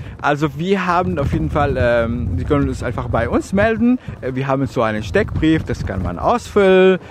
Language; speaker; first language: German; non-native, fluent; Arabic